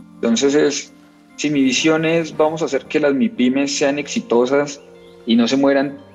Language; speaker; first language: Spanish; native; Spanish